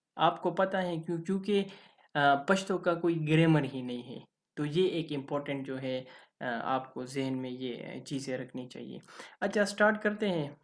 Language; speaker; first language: Urdu; non-native, local second language; Pashto